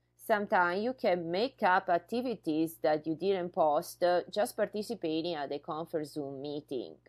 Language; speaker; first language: English; non-native, fluent; Italian